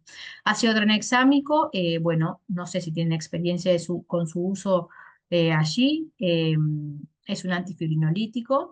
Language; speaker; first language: Spanish; native; Spanish